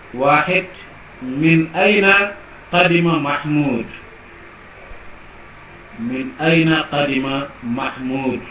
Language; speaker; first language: Arabic; non-native, fluent; Wolof